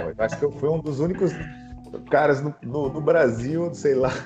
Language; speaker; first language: Portuguese; native; Portuguese